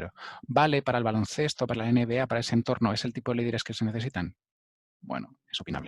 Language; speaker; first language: Spanish; native; Spanish